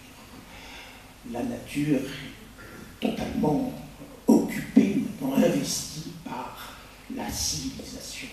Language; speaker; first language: French; native; French